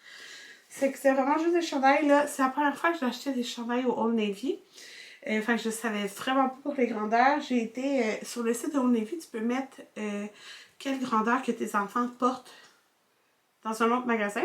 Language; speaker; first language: French; native; French